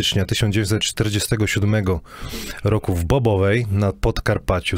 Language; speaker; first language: Polish; native; Polish